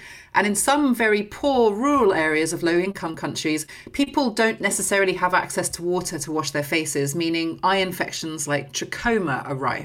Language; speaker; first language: English; native; English